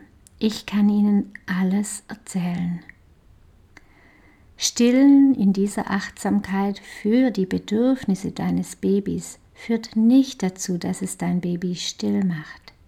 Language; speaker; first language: German; native; German